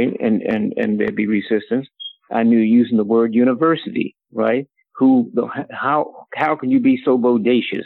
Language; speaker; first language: English; native; English